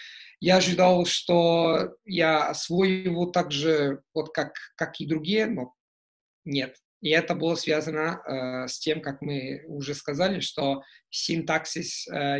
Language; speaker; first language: Russian; non-native, fluent; Italian